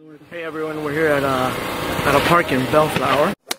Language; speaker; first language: English; early bilingual, other home language; Spanish